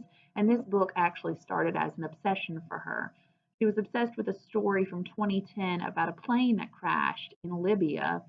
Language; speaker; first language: English; native; English